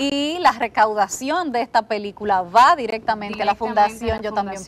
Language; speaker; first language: Spanish; native; Spanish